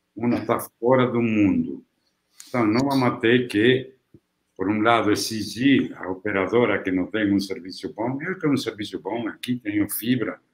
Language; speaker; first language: Portuguese; non-native, fluent; Italian